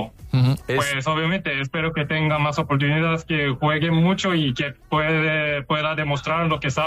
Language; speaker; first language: Spanish; non-native, fluent; Korean